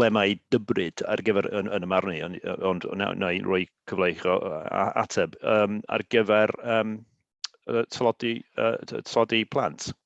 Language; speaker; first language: Welsh; native; Welsh